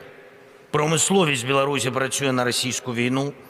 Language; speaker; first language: Ukrainian; non-native, local second language; Russian